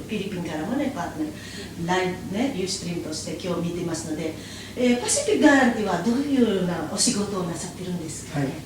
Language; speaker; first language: Japanese; non-native, learner; Filipino